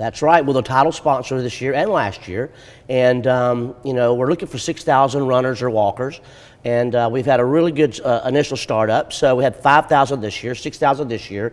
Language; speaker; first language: English; native; English